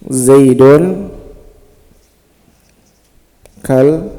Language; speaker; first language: Arabic; non-native, fluent; Indonesian